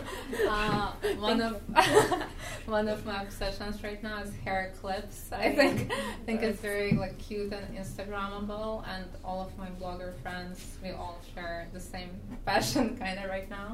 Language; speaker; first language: English; non-native, fluent; Russian